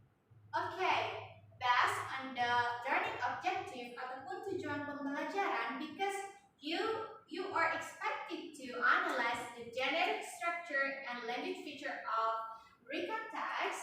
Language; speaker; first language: English; non-native, learner; Indonesian